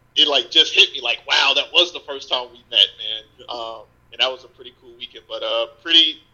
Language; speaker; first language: English; native; English